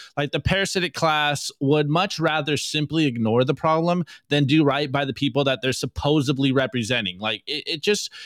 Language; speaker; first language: English; native; English